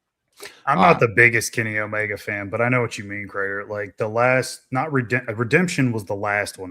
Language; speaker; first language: English; native; English